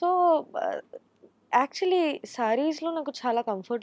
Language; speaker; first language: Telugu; non-native, local second language; Bangla